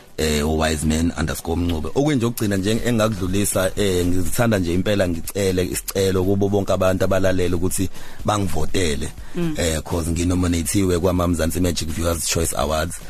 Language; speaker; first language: Zulu; native; Zulu